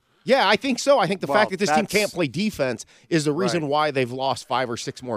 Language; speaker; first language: English; native; English